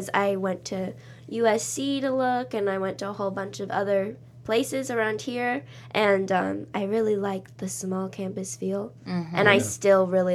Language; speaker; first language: English; native; English